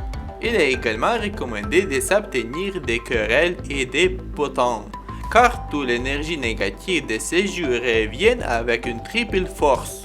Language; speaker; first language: French; non-native, learner; Ukrainian